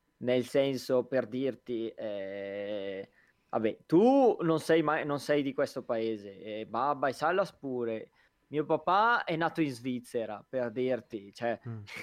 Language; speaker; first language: Italian; native; Italian